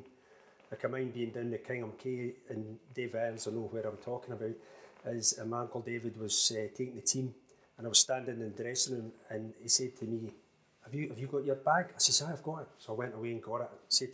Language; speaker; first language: English; native; English